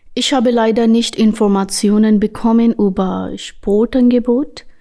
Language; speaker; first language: German; non-native, fluent; Urdu